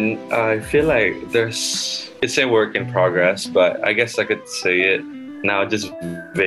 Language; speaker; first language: English; non-native, local second language; Malay